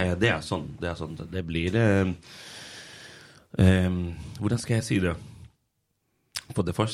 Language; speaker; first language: Norwegian; non-native, fluent; Spanish